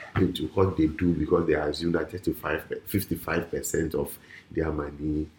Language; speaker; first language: English; non-native, local second language; Ewe